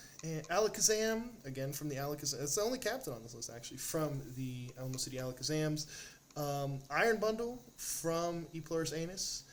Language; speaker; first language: English; native; English